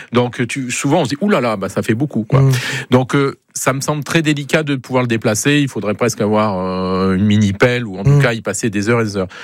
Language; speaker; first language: French; native; French